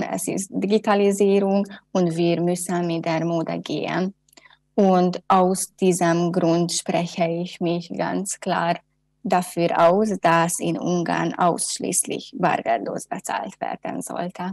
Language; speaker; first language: German; non-native, learner; Hungarian